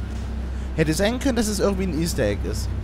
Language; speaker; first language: German; native; German